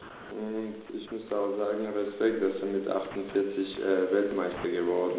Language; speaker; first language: German; early bilingual, other home language; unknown